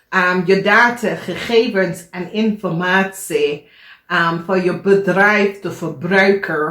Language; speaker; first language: Dutch; non-native, learner; English